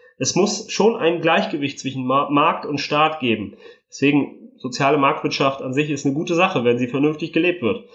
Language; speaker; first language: German; early bilingual, other home language; Italian